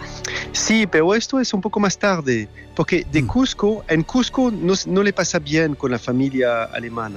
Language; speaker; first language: Spanish; non-native, learner; French